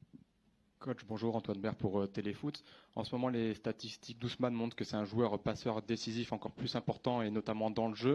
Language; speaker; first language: French; native; French